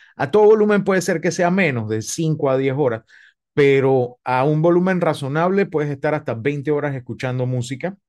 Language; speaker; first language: Spanish; native; Spanish